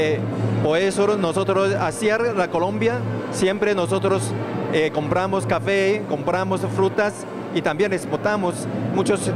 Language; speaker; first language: Spanish; non-native, learner; Chinese